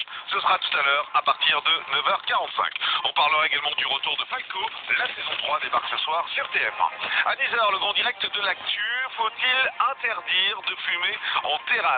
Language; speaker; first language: French; native; French